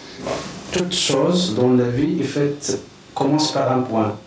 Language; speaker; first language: French; non-native, local second language; Arabic